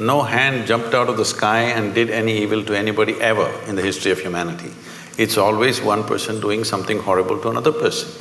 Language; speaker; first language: English; non-native, local second language; Kannada